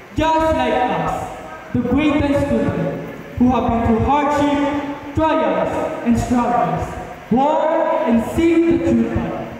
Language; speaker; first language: English; non-native, local second language; Filipino